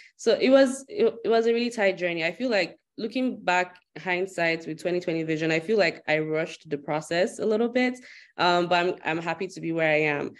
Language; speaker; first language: English; non-native, local second language; Yoruba